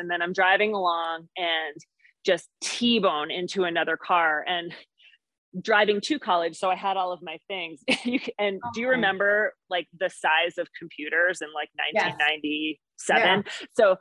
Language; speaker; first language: English; native; English